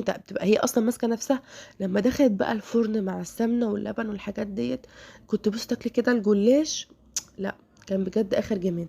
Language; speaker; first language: Arabic; native; Arabic